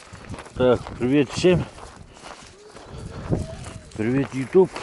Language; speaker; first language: Russian; non-native, local second language; Yakut